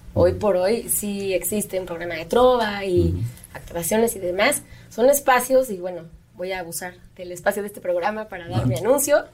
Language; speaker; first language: Spanish; native; Spanish